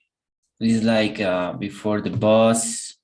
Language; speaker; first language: English; non-native, fluent; Spanish